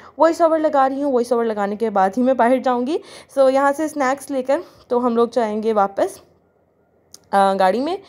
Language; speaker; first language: Urdu; native; Urdu